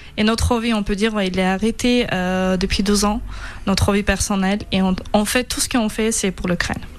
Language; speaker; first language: French; non-native, fluent; Ukrainian